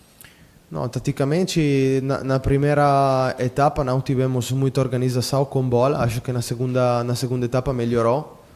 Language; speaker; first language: Portuguese; non-native, fluent; Italian